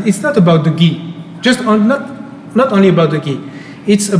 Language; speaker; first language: English; non-native, fluent; French